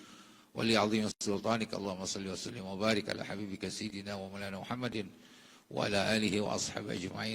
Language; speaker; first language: Arabic; non-native, fluent; Indonesian